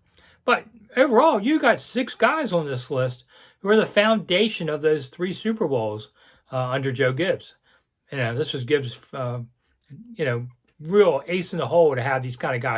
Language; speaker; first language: English; native; English